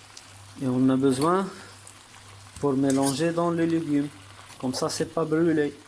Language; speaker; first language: French; non-native, learner; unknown